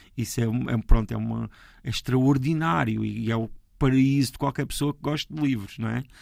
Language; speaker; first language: Portuguese; native; Portuguese